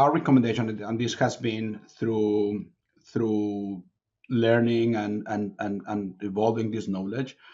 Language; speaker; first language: English; non-native, fluent; Spanish